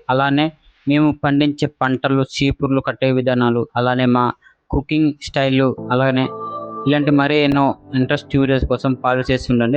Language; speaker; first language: Telugu; non-native, local second language; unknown